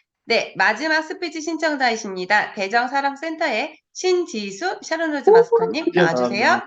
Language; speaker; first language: Korean; native; Korean